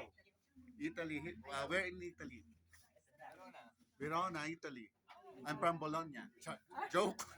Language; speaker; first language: English; non-native, local second language; Filipino